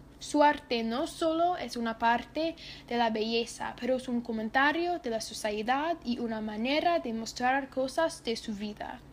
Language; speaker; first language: Spanish; non-native, learner; English